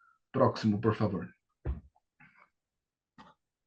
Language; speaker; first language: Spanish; non-native, learner; Portuguese